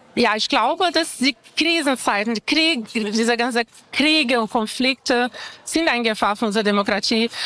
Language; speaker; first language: German; non-native, fluent; Portuguese